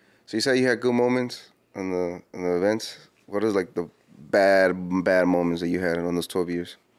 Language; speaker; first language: English; early bilingual, other home language; Spanish